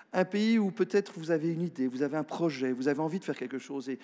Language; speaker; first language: French; non-native, local second language; Luxembourgish